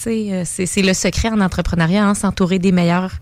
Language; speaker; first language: French; native; French